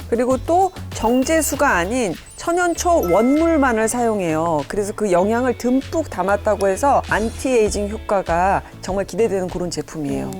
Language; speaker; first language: Korean; native; Korean